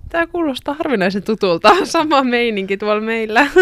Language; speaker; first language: Finnish; native; Finnish